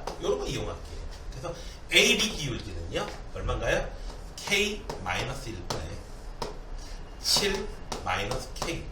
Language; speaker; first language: Korean; native; Korean